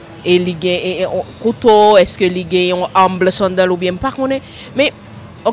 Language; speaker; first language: French; non-native, local second language; Haitian Creole